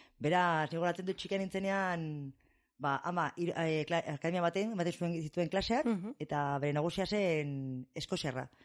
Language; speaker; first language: Basque; non-native, fluent; English